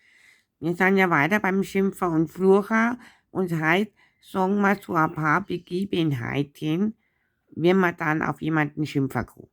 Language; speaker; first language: German; native; German